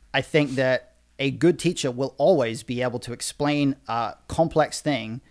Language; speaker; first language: English; native; English